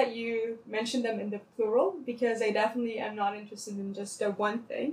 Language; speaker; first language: English; non-native, fluent; Arabic